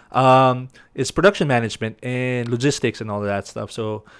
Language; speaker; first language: English; non-native, local second language; Filipino